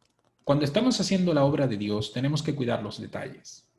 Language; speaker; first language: Spanish; native; Spanish